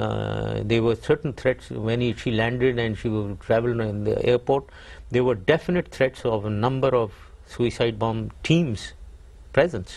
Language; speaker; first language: English; non-native, local second language; Urdu